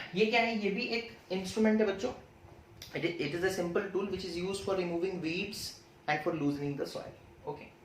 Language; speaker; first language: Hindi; non-native, local second language; Odia